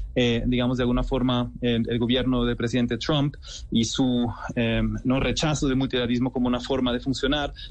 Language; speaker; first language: Spanish; non-native, fluent; German